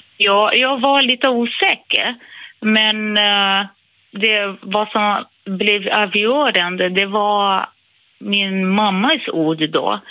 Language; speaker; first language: Swedish; non-native, fluent; Portuguese